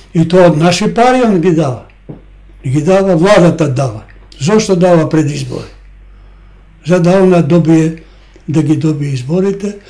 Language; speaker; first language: Macedonian; non-native, local second language; Albanian